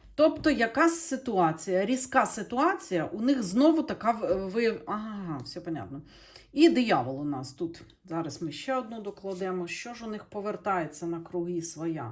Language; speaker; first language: Ukrainian; non-native, local second language; Russian